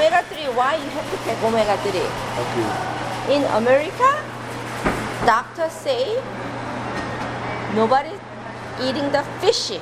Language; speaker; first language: English; non-native, learner; Korean